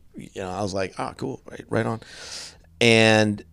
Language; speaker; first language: English; native; English